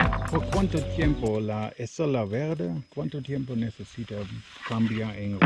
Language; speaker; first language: Spanish; non-native, learner; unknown